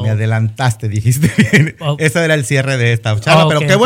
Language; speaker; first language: Spanish; native; Spanish